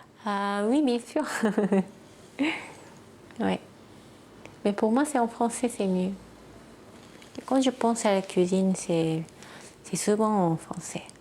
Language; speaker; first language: French; non-native, fluent; Japanese